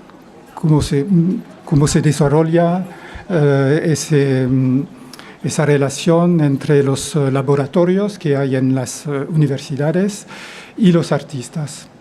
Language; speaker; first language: Spanish; non-native, fluent; French